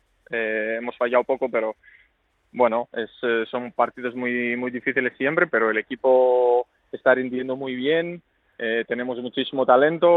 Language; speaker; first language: Spanish; non-native, fluent; Greek